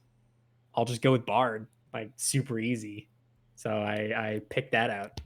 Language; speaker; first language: English; native; English